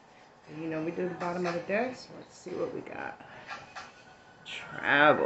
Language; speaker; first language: English; native; English